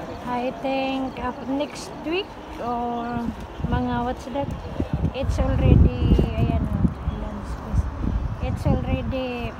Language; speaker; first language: English; non-native, local second language; Filipino